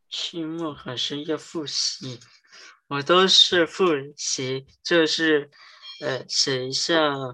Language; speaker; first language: Chinese; early bilingual, heritage; Chinese